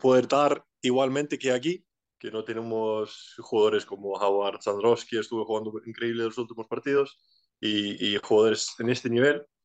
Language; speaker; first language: Spanish; non-native, fluent; Icelandic